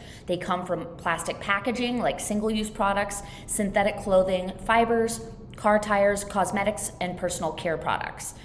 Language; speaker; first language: English; native; English